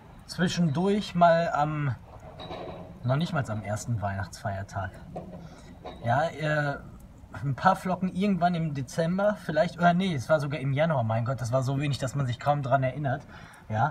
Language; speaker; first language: German; native; German